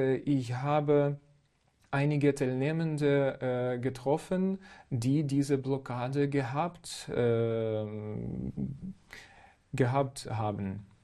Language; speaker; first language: German; non-native, fluent; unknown